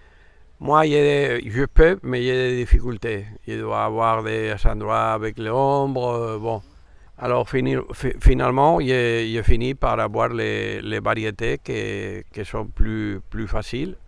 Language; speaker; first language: French; non-native, fluent; Spanish